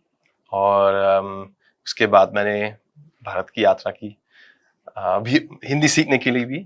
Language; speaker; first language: Hindi; non-native, fluent; Dutch